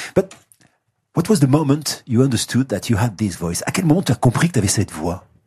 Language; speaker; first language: English; non-native, fluent; French